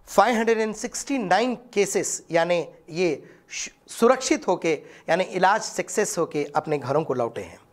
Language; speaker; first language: Hindi; non-native, local second language; Urdu